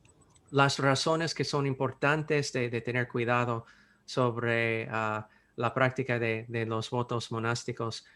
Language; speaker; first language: Spanish; non-native, fluent; English